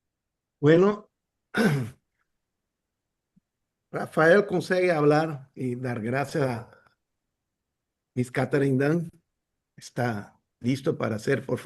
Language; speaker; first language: Spanish; non-native, fluent; Portuguese